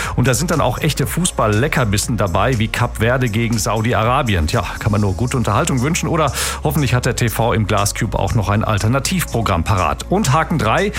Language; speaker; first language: German; native; German